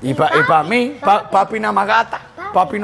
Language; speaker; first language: Spanish; native; Spanish